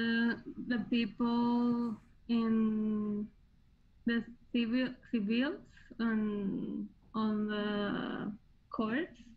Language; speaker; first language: English; non-native, learner; Spanish